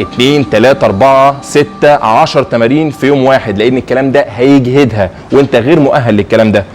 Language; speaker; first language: Arabic; native; Arabic